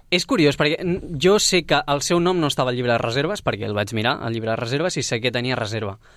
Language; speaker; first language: Catalan; native; Catalan